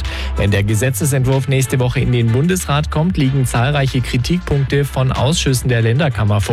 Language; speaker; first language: German; native; German